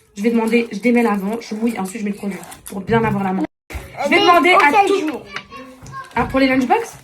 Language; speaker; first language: French; non-native, local second language; Arabic